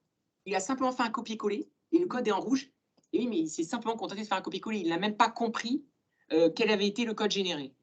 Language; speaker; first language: French; native; French